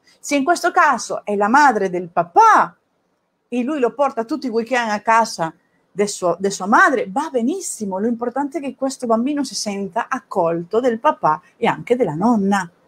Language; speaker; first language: Italian; non-native, fluent; Spanish